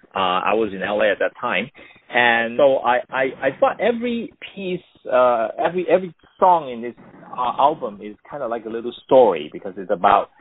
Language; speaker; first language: English; non-native, local second language; Cantonese